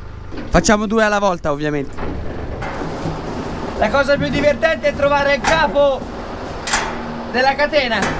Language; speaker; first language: Italian; native; Italian